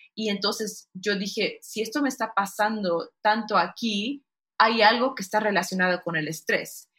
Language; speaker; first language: Spanish; early bilingual, heritage; Spanish